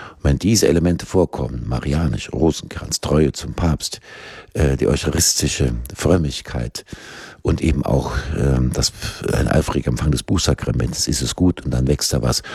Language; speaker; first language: German; native; German